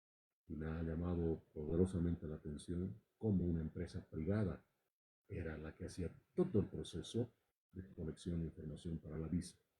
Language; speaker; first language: Spanish; native; Spanish